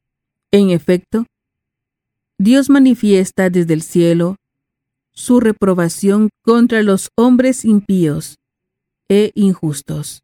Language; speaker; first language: Spanish; native; Spanish